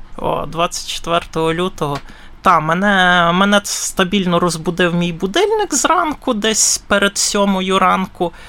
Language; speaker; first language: Ukrainian; native; Ukrainian